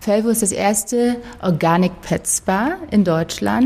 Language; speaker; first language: German; native; German